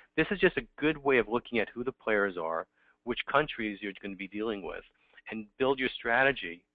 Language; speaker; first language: English; native; English